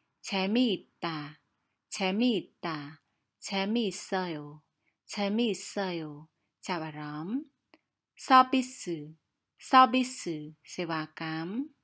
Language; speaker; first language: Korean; non-native, fluent; Khmer